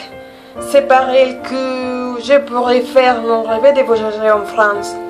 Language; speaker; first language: French; non-native, learner; Spanish